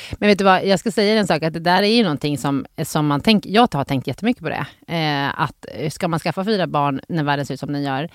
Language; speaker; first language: Swedish; native; Swedish